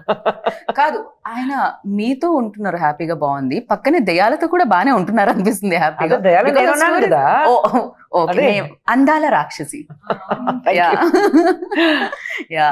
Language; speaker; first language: Telugu; native; Telugu